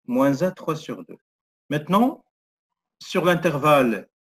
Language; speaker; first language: French; non-native, local second language; Arabic